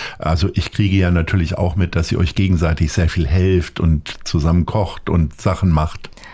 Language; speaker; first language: German; native; German